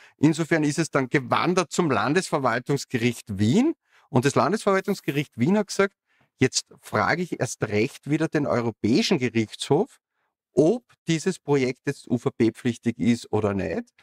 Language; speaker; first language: German; native; German